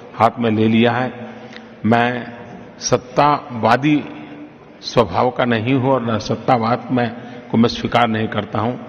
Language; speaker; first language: Hindi; non-native, local second language; Gujarati